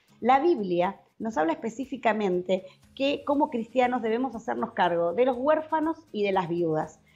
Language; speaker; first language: Spanish; native; Spanish